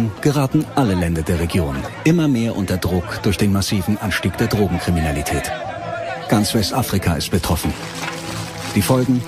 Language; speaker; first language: German; native; German